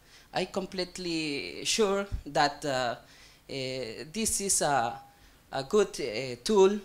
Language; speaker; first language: English; non-native, learner; Spanish